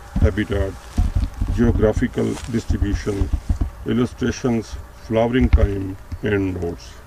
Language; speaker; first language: English; non-native, local second language; Urdu